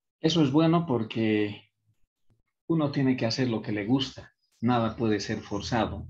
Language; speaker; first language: Spanish; native; Spanish